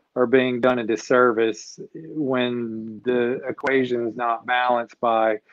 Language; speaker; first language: English; native; English